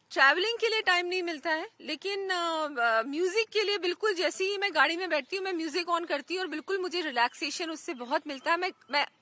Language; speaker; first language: Hindi; native; Hindi